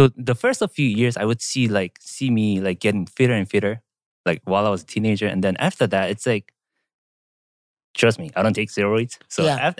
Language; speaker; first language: English; non-native, fluent; Korean